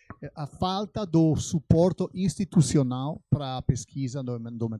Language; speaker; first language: Portuguese; non-native, fluent; Italian